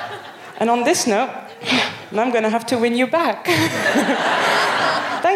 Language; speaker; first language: English; non-native, fluent; French